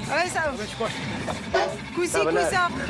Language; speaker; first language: French; native; French